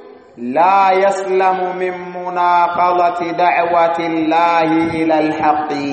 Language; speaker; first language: Arabic; non-native, fluent; Swahili